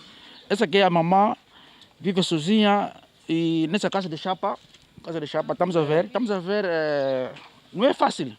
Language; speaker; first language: Portuguese; native; Portuguese